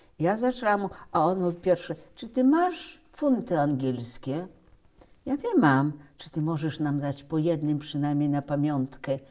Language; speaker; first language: Polish; early bilingual, heritage; Polish